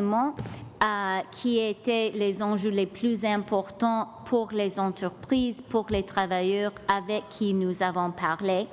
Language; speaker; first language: French; non-native, local second language; English